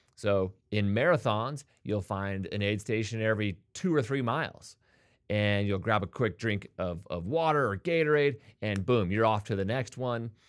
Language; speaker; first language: English; native; English